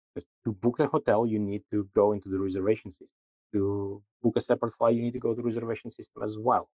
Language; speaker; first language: English; non-native, fluent; Russian